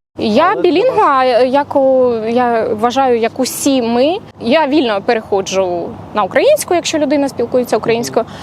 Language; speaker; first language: Ukrainian; non-native, local second language; Russian